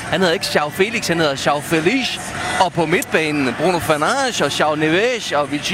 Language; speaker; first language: Danish; native; Danish